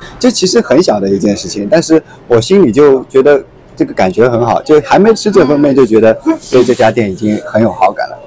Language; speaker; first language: Chinese; native; Chinese